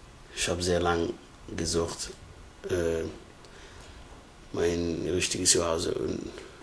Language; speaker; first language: German; non-native, learner; Somali